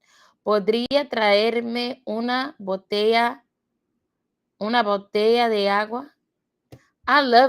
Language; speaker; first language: Spanish; non-native, learner; English